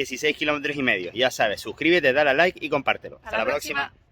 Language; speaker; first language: Spanish; native; Spanish